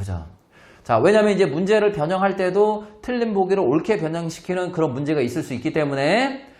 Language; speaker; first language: Korean; native; Korean